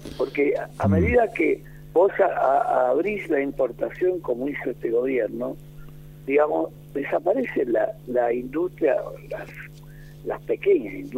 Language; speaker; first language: Spanish; native; Spanish